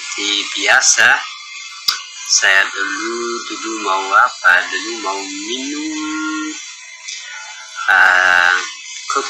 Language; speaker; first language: Indonesian; non-native, learner; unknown